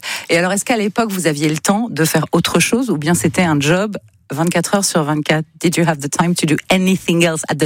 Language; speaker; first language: French; native; French